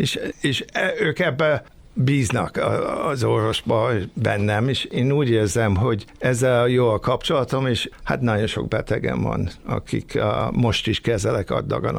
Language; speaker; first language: Hungarian; early bilingual, other home language; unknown